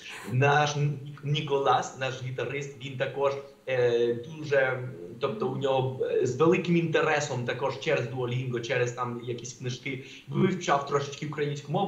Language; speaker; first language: Ukrainian; non-native, fluent; Spanish